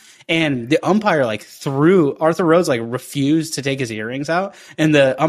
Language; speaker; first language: English; native; English